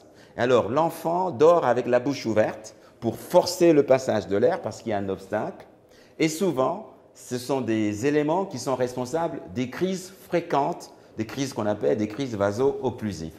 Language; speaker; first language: French; native; French